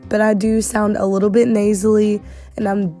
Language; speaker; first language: English; native; English